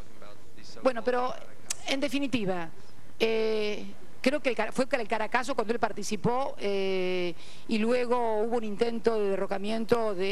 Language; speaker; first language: Spanish; native; Spanish